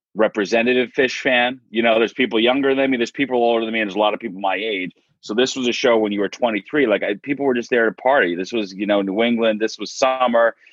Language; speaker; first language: English; native; English